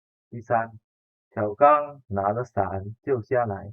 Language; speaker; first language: Chinese; non-native, fluent; Indonesian